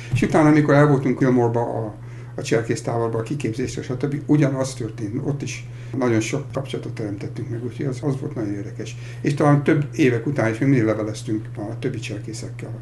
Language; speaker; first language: Hungarian; early bilingual, heritage; Hungarian